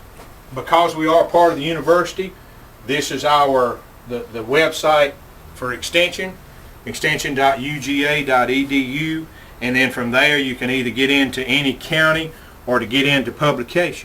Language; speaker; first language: English; native; English